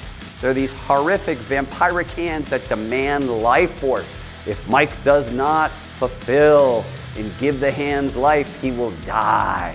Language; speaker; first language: English; native; English